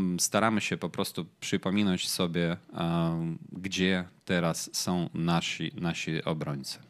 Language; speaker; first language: Polish; non-native, fluent; Ukrainian